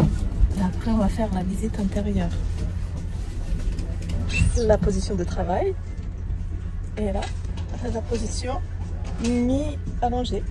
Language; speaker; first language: French; non-native, learner; Croatian